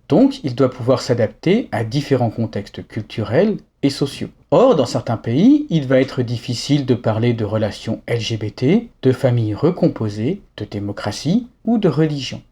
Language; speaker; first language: French; native; French